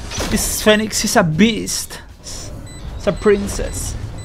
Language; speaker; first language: English; non-native, learner; Spanish